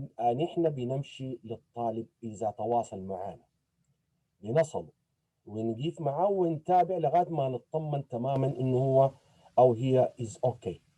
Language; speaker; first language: Arabic; native; Arabic